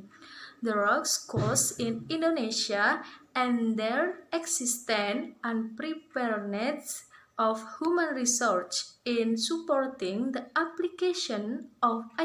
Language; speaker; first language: English; non-native, learner; Indonesian